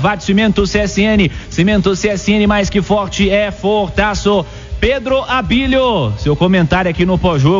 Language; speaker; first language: Portuguese; native; Portuguese